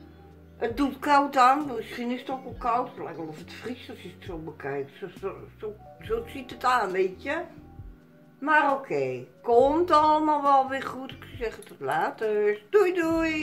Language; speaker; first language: Dutch; native; Dutch